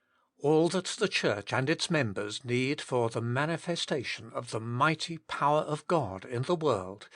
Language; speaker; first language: English; native; English